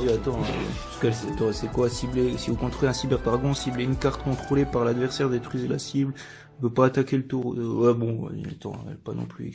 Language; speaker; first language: French; native; French